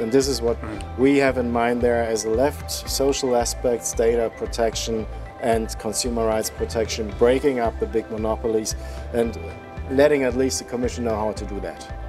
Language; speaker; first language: English; non-native, fluent; German